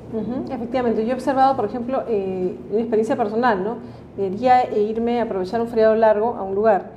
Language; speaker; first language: Spanish; native; Spanish